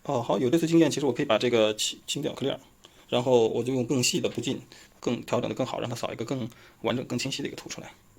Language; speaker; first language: Chinese; native; Chinese